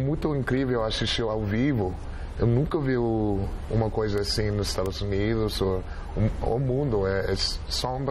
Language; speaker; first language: Portuguese; non-native, learner; English